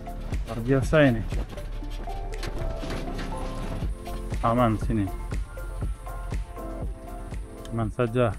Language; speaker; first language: Indonesian; non-native, fluent; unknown